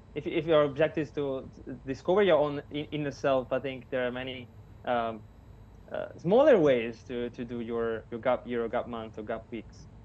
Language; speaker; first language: English; non-native, fluent; Italian